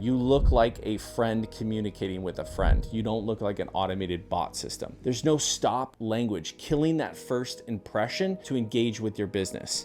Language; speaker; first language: English; native; English